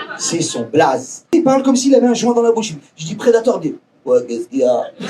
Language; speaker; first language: French; early bilingual, other home language; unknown